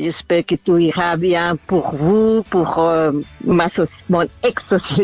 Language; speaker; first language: French; non-native, fluent; Spanish